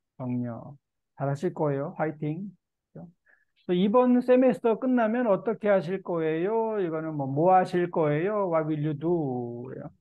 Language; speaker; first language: Korean; native; Korean